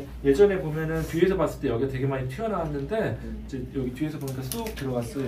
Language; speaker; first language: Korean; native; Korean